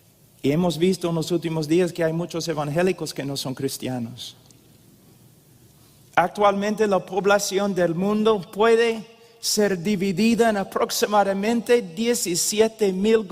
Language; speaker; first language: Spanish; non-native, fluent; English